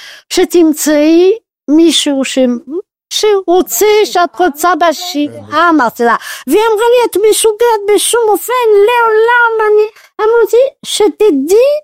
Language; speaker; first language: Hebrew; non-native, fluent; French